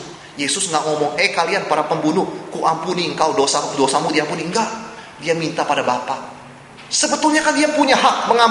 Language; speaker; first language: Indonesian; native; Indonesian